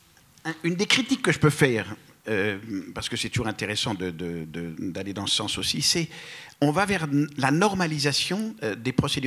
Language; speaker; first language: French; native; French